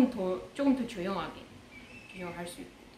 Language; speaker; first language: Korean; non-native, fluent; Russian